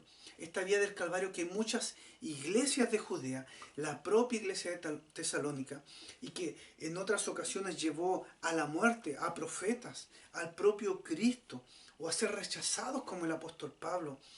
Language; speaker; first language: Spanish; native; Spanish